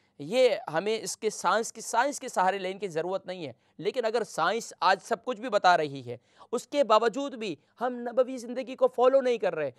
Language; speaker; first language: Urdu; native; Urdu